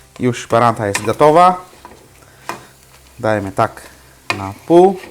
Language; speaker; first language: Polish; non-native, fluent; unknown